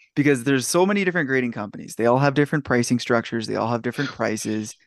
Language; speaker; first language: English; native; English